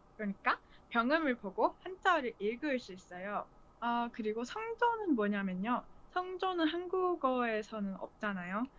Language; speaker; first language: Korean; non-native, fluent; Chinese